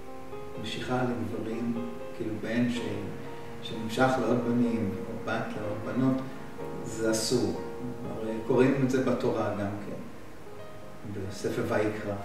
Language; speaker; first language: Hebrew; non-native, fluent; English